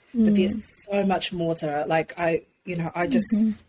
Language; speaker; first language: English; native; English